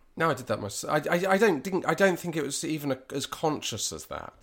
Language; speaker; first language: English; native; English